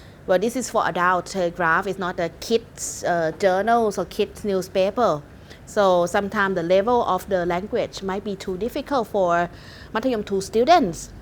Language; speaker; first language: English; non-native, fluent; Thai